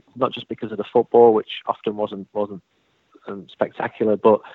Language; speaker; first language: English; native; English